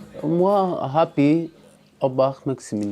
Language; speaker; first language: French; non-native, learner; Arabic